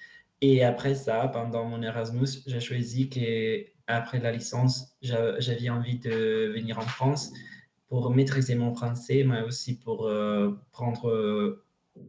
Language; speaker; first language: French; non-native, learner; Italian